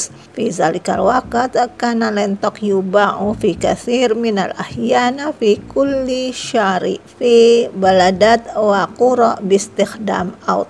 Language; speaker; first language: Arabic; non-native, fluent; Indonesian